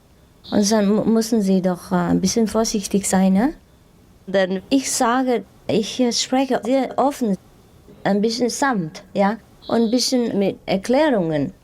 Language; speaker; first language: German; non-native, fluent; Vietnamese